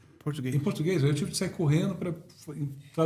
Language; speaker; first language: Portuguese; native; Portuguese